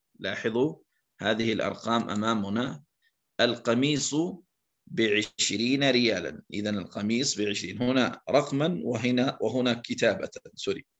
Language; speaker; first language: Arabic; native; Arabic